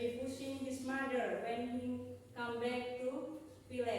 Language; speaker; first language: English; non-native, local second language; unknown